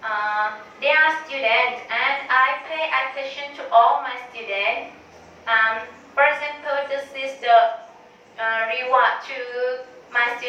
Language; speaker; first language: English; non-native, learner; Thai